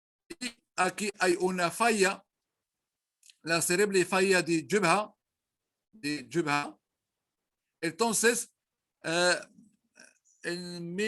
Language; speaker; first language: Spanish; non-native, learner; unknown